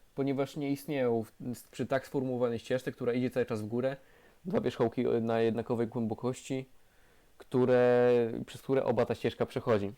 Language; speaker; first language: Polish; native; Polish